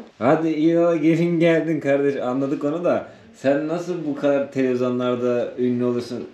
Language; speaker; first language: Turkish; native; Turkish